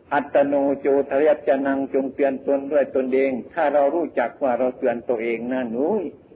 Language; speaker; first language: Thai; non-native, local second language; Northeastern Thai